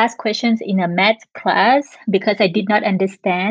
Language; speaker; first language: English; non-native, fluent; French